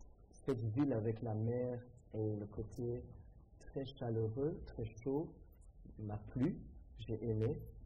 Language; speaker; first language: French; native; French